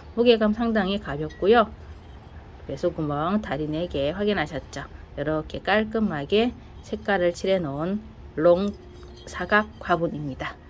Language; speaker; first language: Korean; native; Korean